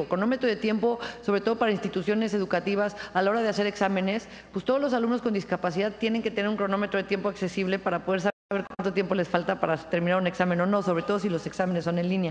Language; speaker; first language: Spanish; native; Spanish